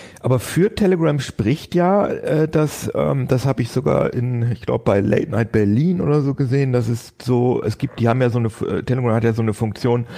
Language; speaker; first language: German; native; German